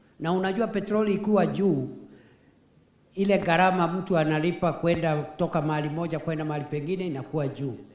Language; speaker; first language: Swahili; non-native, local second language; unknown